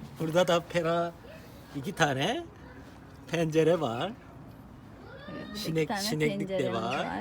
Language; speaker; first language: Turkish; non-native, learner; Korean